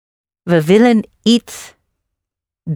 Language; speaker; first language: Dutch; non-native, learner; English